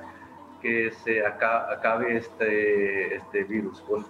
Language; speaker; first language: Spanish; non-native, fluent; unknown